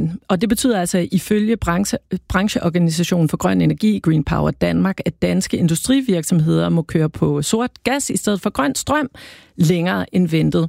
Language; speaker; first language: Danish; native; Danish